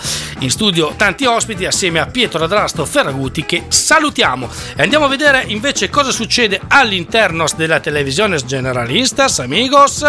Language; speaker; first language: Italian; native; Italian